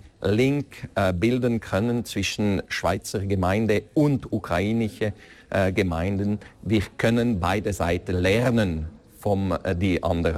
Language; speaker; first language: German; non-native, fluent; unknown